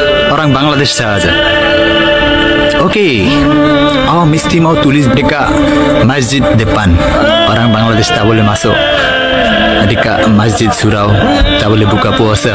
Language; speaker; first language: Malay; non-native, learner; Bangla